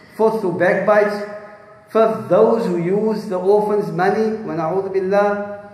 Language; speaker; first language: English; native; English